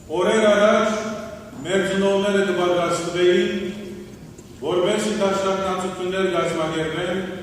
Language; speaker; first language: Armenian; early bilingual, heritage; Armenian